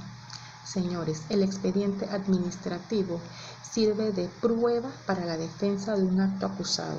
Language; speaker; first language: Spanish; native; Spanish